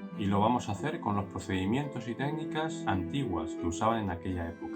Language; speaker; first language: Spanish; native; Spanish